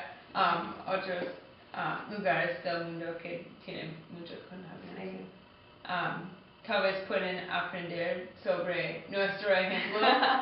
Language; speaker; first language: Spanish; non-native, learner; English